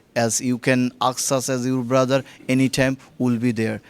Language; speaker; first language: English; non-native, local second language; Bangla